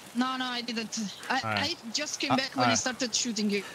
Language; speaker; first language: English; non-native, learner; Italian